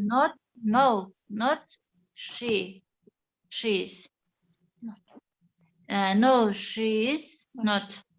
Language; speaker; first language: English; non-native, learner; Kyrgyz